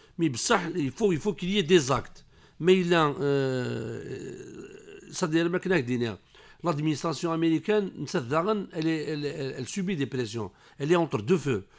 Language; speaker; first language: French; non-native, local second language; Kabyle